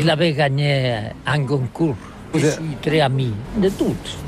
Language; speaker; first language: French; non-native, learner; Catalan